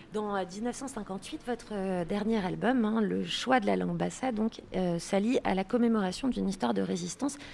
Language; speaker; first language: French; native; French